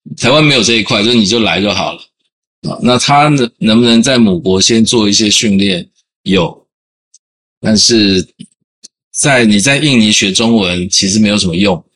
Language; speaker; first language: Chinese; native; Chinese